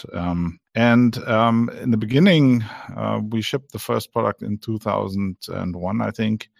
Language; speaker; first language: English; non-native, fluent; German